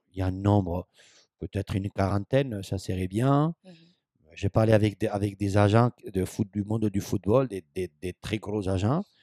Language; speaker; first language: French; non-native, fluent; Spanish